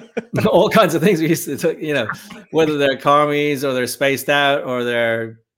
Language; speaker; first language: English; native; English